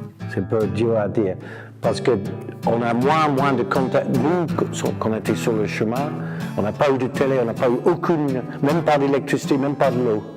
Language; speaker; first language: French; non-native, fluent; English